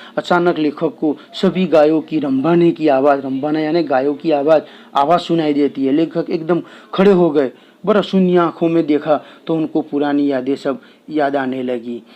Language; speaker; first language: Hindi; non-native, local second language; Gujarati